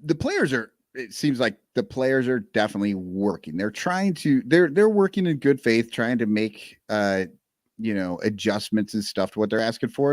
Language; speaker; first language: English; native; English